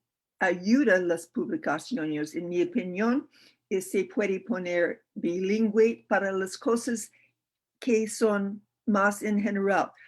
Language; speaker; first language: Spanish; non-native, learner; English